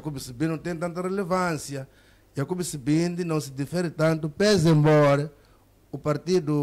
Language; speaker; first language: Portuguese; native; Portuguese